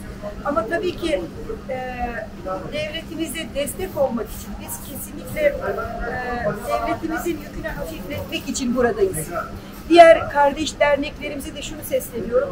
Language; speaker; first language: Turkish; native; Turkish